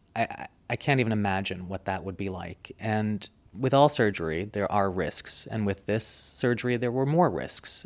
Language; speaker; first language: English; native; English